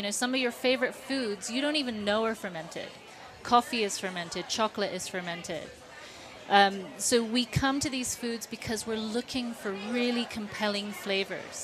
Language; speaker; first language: English; non-native, local second language; Cantonese